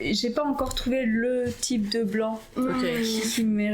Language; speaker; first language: French; native; French